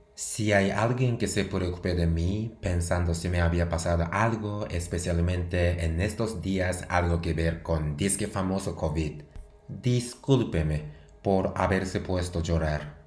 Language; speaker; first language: Spanish; non-native, fluent; Japanese